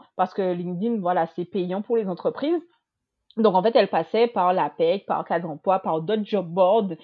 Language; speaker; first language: French; native; French